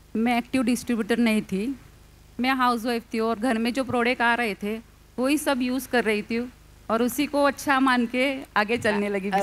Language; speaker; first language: Hindi; non-native, local second language; Gujarati